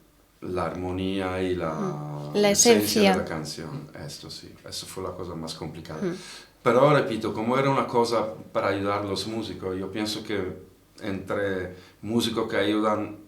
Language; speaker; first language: Spanish; non-native, fluent; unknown